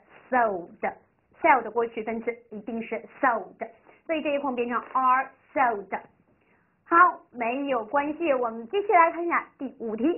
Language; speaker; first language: Chinese; native; Chinese